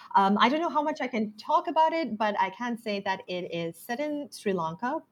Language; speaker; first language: English; non-native, local second language; Sinhala